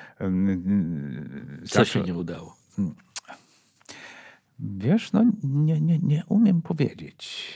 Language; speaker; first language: Polish; native; Polish